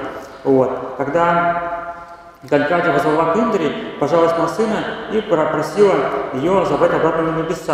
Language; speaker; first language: Russian; native; Russian